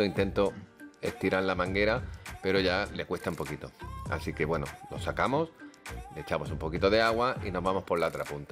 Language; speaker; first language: Spanish; native; Spanish